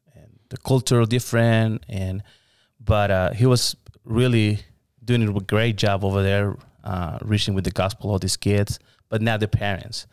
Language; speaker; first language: English; non-native, learner; Spanish